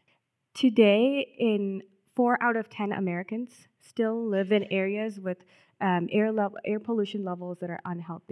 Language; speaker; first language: English; non-native, local second language; Telugu